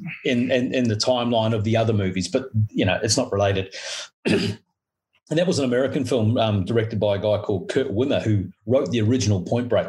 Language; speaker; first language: English; native; English